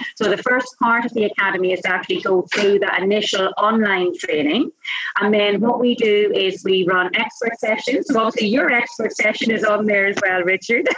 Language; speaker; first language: English; native; English